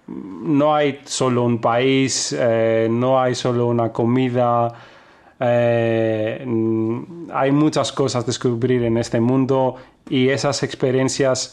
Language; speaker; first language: Spanish; non-native, fluent; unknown